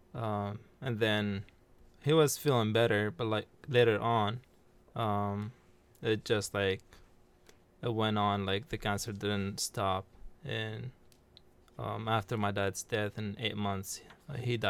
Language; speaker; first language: English; early bilingual, other home language; Arabic